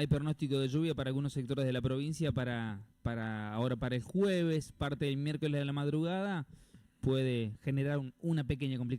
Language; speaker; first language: Spanish; native; Spanish